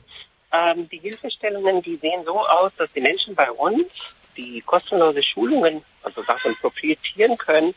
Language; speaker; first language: German; non-native, fluent; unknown